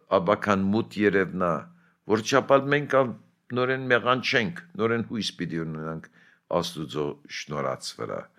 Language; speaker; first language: Armenian; early bilingual, heritage; Armenian